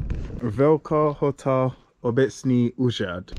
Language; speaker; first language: Czech; non-native, learner; English